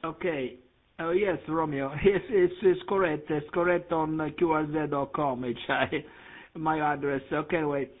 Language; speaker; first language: English; non-native, learner; Italian